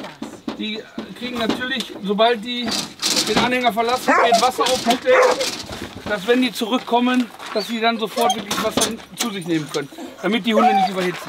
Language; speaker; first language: German; native; German